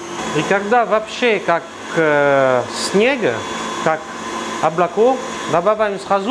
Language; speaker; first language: Russian; non-native, learner; French